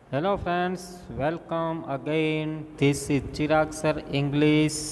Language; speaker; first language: English; non-native, local second language; Gujarati